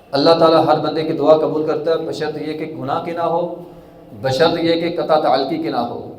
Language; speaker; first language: Urdu; non-native, local second language; Punjabi